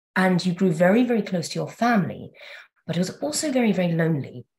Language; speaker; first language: English; native; English